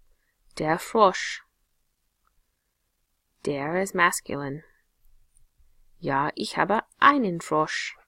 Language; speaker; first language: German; non-native, fluent; English